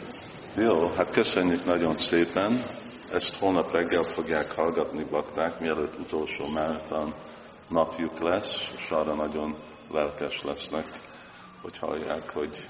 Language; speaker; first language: Hungarian; non-native, fluent; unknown